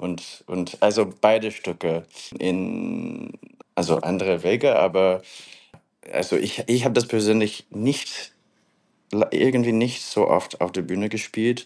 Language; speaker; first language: German; non-native, learner; English